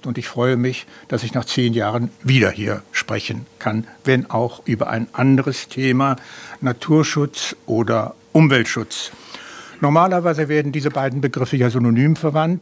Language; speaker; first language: German; native; German